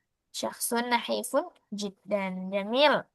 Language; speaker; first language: Arabic; non-native, fluent; Indonesian